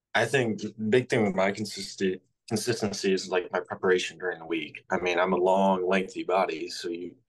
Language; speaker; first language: English; native; English